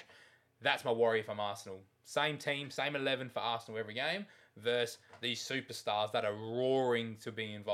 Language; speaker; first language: English; native; English